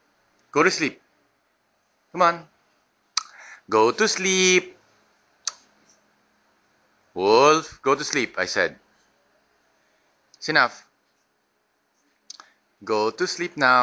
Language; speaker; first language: English; non-native, local second language; Filipino